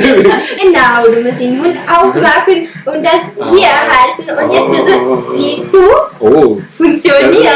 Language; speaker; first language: German; non-native, fluent; Russian